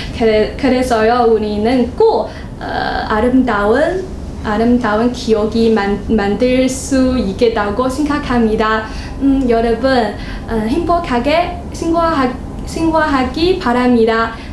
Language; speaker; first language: Korean; non-native, learner; Chinese